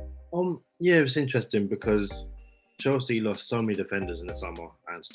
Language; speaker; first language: English; native; English